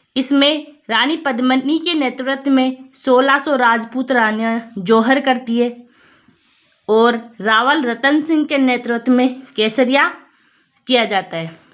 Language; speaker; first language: Hindi; native; Hindi